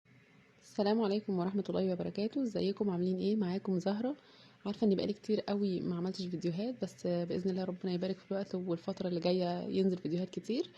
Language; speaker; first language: Arabic; native; Arabic